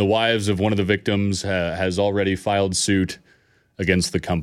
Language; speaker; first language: English; native; English